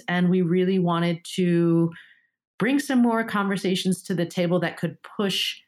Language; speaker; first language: English; early bilingual, other home language; Japanese